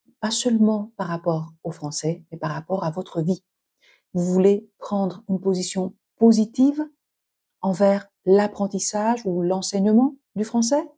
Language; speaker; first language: French; native; French